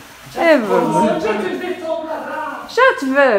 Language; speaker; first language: Portuguese; early bilingual, heritage; Portuguese